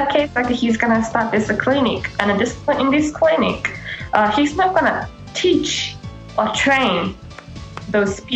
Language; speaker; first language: English; non-native, fluent; Japanese